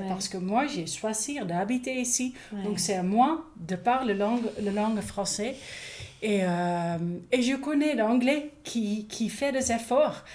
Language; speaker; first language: French; non-native, learner; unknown